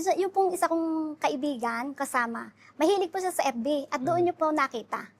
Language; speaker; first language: Filipino; native; Filipino